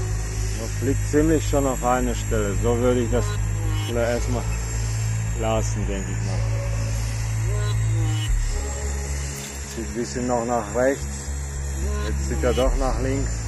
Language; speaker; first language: German; non-native, fluent; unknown